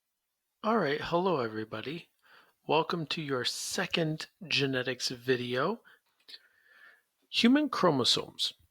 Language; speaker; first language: English; native; English